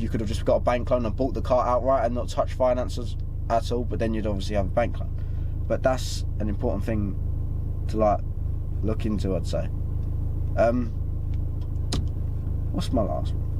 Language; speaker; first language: English; native; English